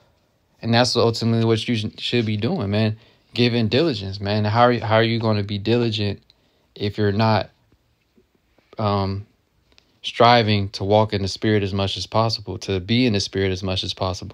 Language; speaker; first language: English; native; English